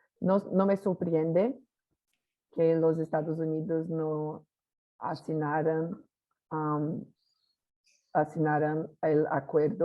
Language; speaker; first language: Spanish; non-native, learner; Portuguese